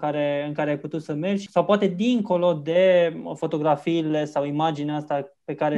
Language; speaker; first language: Romanian; native; Romanian